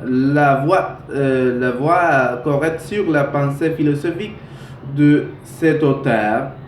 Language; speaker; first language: French; non-native, learner; Spanish